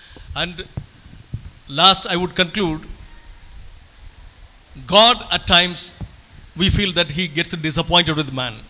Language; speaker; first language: English; non-native, local second language; Tamil